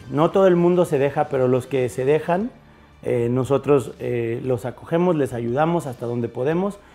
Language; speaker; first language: Spanish; native; Spanish